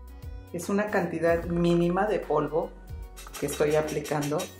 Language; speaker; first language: Spanish; native; Spanish